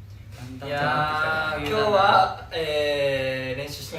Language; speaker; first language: Japanese; native; Japanese